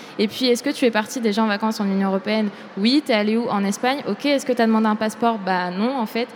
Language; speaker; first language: French; native; French